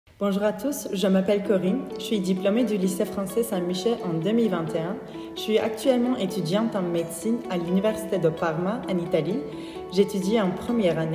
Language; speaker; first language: French; non-native, fluent; Turkish